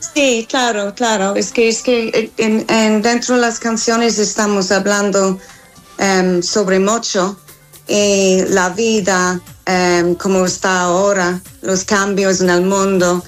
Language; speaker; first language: Spanish; non-native, fluent; English